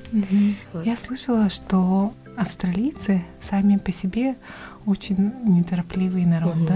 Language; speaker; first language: Russian; native; Russian